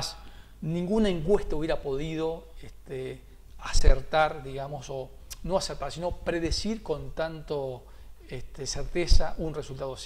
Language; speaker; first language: Spanish; native; Spanish